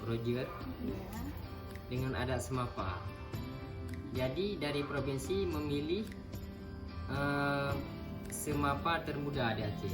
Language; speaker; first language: Indonesian; non-native, local second language; Achinese